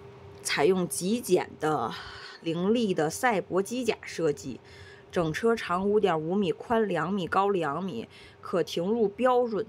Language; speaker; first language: Chinese; native; Chinese